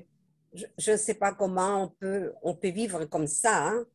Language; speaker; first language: French; non-native, fluent; Spanish